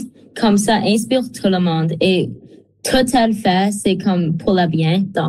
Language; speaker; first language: French; non-native, local second language; English